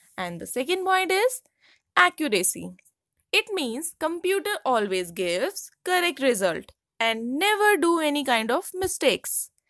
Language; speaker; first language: English; non-native, local second language; Hindi